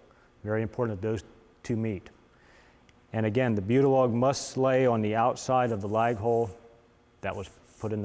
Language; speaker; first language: English; native; English